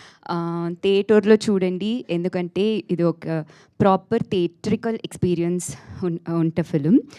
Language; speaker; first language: Telugu; non-native, local second language; Tamil